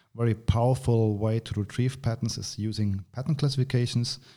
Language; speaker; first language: English; non-native, fluent; German